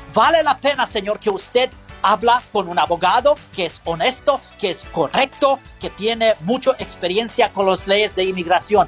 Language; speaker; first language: Spanish; non-native, learner; English